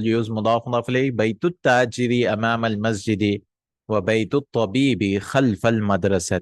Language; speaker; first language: Arabic; non-native, fluent; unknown